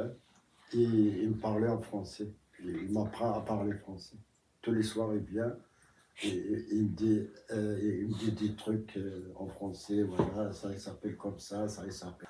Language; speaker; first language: French; non-native, fluent; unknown